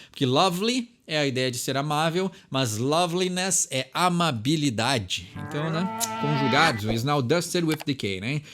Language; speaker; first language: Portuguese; native; Portuguese